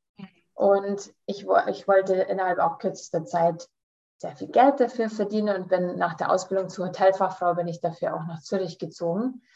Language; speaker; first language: German; early bilingual, heritage; German